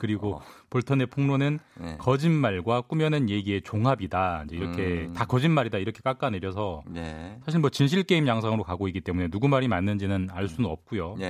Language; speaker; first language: Korean; native; Korean